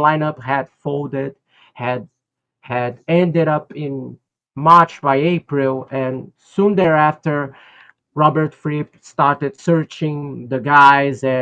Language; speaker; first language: English; non-native, fluent; Portuguese